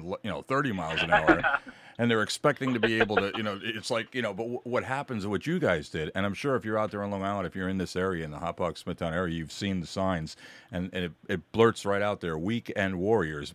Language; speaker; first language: English; native; English